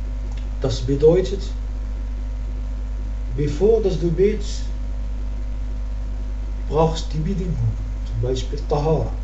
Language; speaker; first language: German; non-native, learner; Arabic